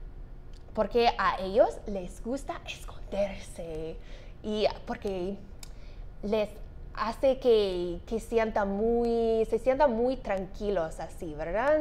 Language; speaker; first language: Spanish; non-native, fluent; English